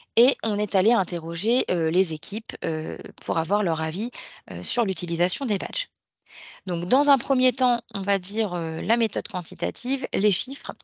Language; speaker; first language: French; native; French